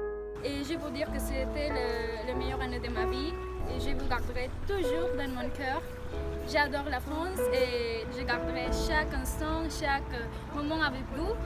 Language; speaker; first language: French; non-native, learner; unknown